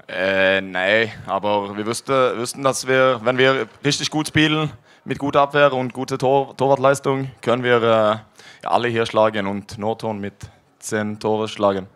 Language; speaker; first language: German; non-native, learner; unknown